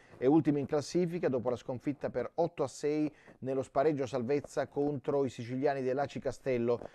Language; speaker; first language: Italian; native; Italian